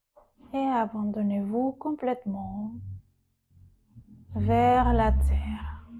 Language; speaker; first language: French; native; French